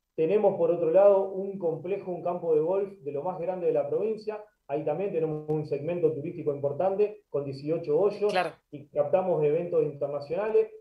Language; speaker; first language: Spanish; native; Spanish